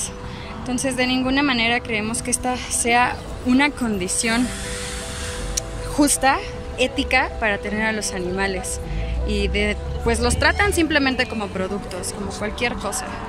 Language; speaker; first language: Spanish; native; Spanish